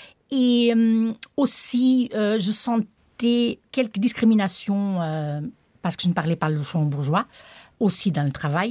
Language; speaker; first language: French; non-native, learner; Portuguese